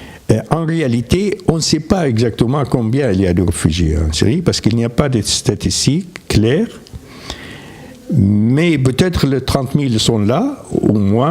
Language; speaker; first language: French; non-native, fluent; Arabic